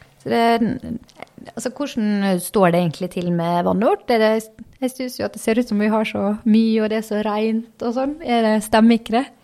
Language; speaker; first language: Norwegian; native; Norwegian